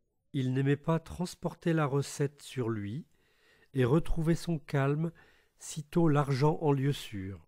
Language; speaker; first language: French; native; French